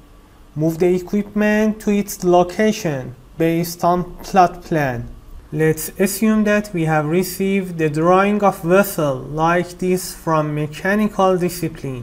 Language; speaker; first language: English; non-native, fluent; Persian